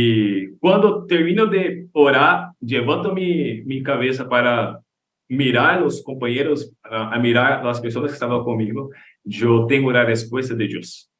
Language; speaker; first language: Spanish; non-native, learner; Portuguese